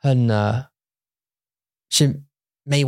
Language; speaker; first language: Chinese; non-native, learner; English